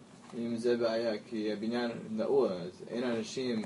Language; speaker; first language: Hebrew; non-native, learner; English